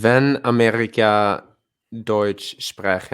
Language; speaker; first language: German; non-native, learner; English